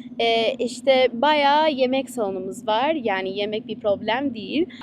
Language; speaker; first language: Turkish; early bilingual, heritage; Turkish